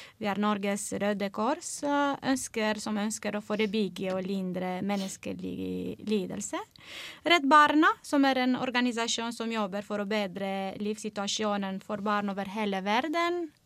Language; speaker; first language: Norwegian; non-native, fluent; Romanian